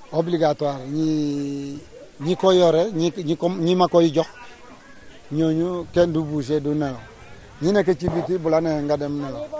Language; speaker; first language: Wolof; non-native, local second language; Jola-Fonyi